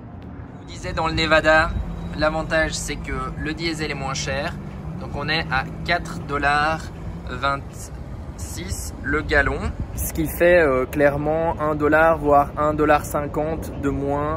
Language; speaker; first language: French; native; French